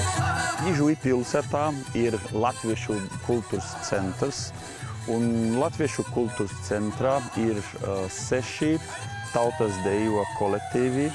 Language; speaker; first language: Latvian; non-native, learner; Portuguese